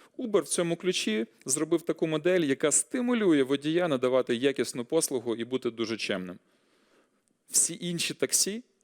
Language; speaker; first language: Ukrainian; native; Ukrainian